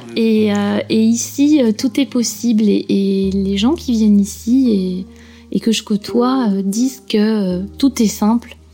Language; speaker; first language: French; native; French